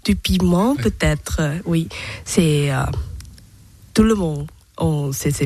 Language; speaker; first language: French; non-native, learner; Thai